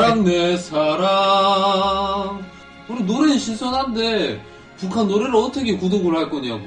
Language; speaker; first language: Korean; native; Korean